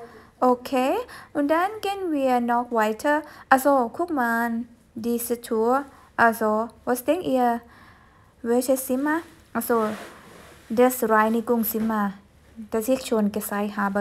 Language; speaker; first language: German; non-native, fluent; Thai